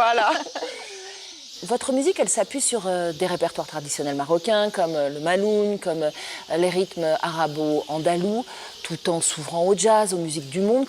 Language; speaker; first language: French; native; French